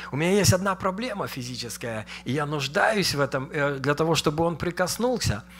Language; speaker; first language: Russian; native; Russian